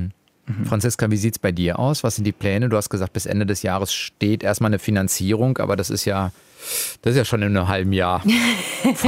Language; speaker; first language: German; native; German